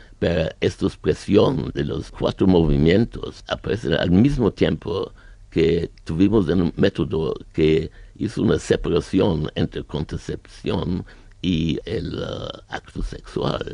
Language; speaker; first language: Spanish; non-native, learner; German